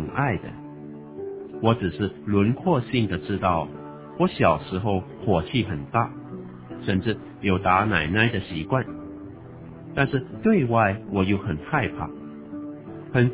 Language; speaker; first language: Chinese; native; Chinese